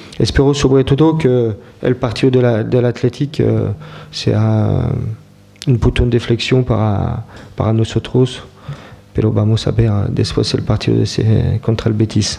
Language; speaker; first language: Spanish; non-native, learner; French